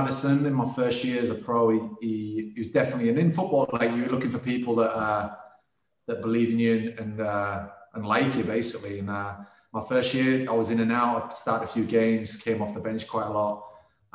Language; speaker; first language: English; native; English